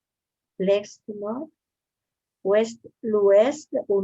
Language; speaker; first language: French; non-native, learner; Spanish